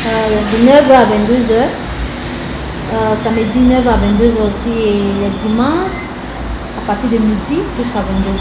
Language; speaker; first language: French; non-native, local second language; English